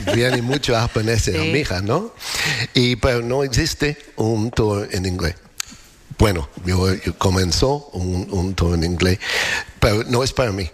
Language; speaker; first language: Spanish; non-native, fluent; English